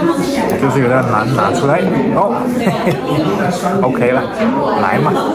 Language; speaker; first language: Chinese; non-native, fluent; German